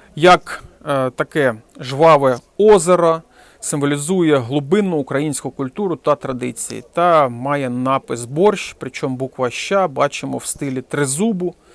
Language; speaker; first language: Ukrainian; non-native, local second language; Russian